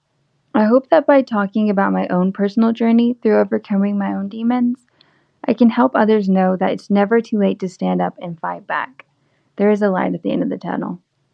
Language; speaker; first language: English; native; English